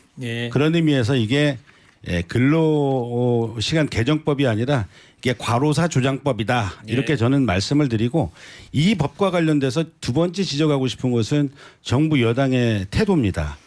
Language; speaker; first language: Korean; native; Korean